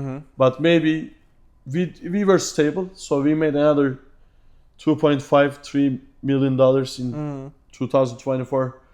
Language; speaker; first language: English; non-native, fluent; Turkish